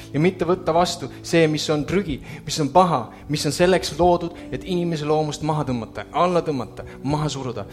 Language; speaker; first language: Estonian; native; Estonian